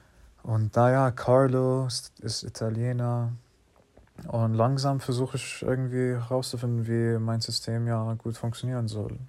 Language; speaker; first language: German; non-native, learner; English